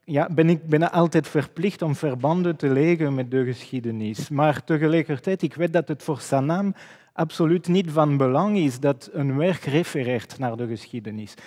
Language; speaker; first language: Dutch; non-native, fluent; French